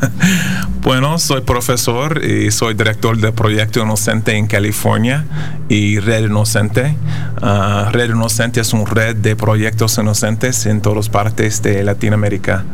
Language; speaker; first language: Spanish; non-native, fluent; English